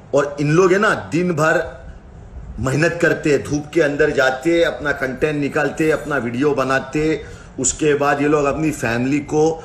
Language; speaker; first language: Hindi; non-native, local second language; Urdu